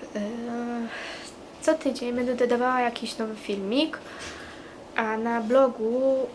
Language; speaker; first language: Polish; non-native, fluent; Italian